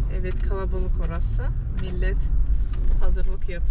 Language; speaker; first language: Turkish; early bilingual, heritage; Turkish